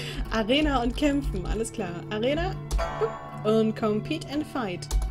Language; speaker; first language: German; native; German